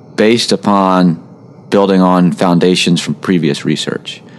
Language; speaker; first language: English; native; English